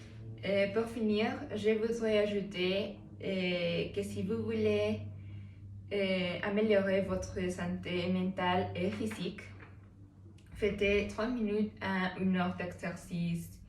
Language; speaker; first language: French; non-native, learner; Spanish